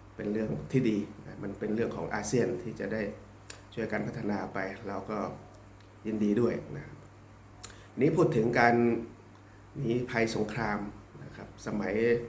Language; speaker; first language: Thai; native; Thai